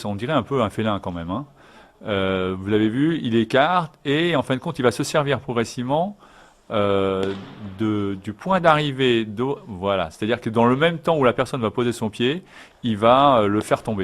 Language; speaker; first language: French; native; French